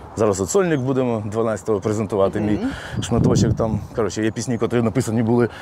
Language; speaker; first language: Ukrainian; non-native, local second language; Russian